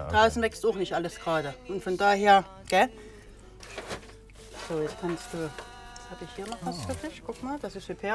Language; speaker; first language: German; native; German